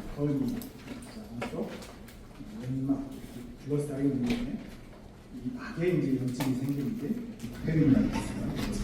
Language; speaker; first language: Korean; native; Korean